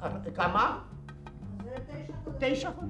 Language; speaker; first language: Hebrew; non-native, fluent; Polish